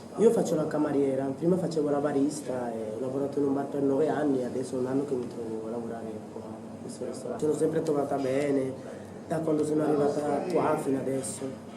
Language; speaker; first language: Italian; early bilingual, other home language; Spanish